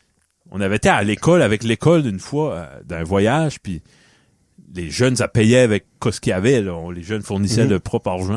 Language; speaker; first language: French; native; French